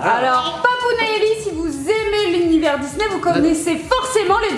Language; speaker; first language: French; native; French